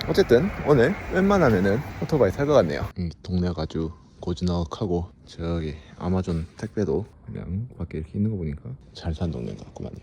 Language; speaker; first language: Korean; native; Korean